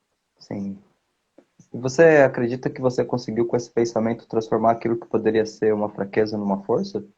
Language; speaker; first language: Portuguese; native; Portuguese